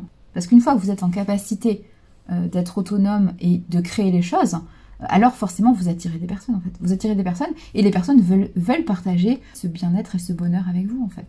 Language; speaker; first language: French; native; French